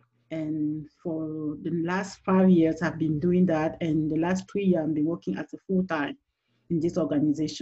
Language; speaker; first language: English; non-native, local second language; French